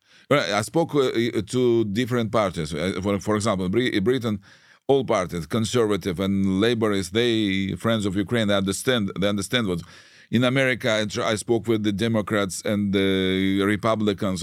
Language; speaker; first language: English; non-native, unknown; Russian